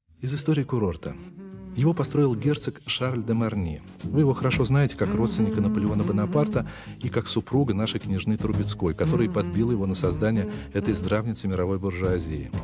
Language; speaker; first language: Russian; native; Russian